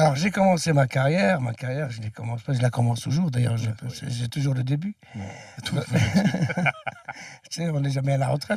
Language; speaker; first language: French; early bilingual, other home language; Arabic